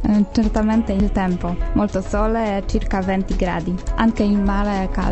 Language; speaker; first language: Italian; non-native, fluent; Polish